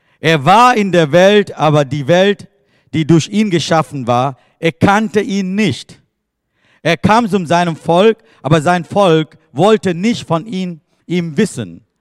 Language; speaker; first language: German; non-native, fluent; Tamil